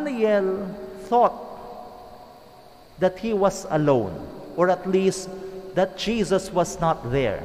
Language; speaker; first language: English; non-native, local second language; Pangasinan